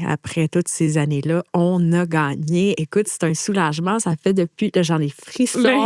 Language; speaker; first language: French; native; French